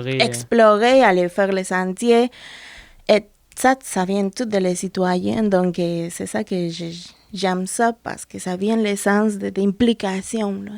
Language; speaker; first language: French; non-native, fluent; Spanish